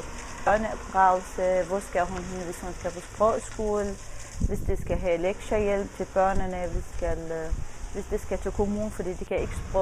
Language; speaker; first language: Danish; non-native, fluent; Arabic